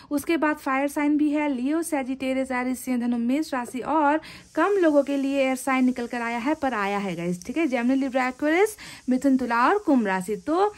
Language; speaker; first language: Hindi; native; Hindi